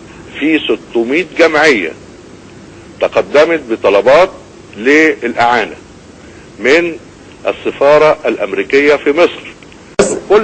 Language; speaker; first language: Arabic; native; Arabic